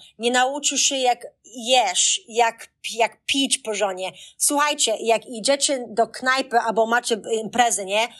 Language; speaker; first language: Polish; early bilingual, heritage; Polish